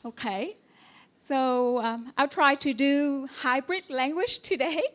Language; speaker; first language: English; non-native, fluent; Vietnamese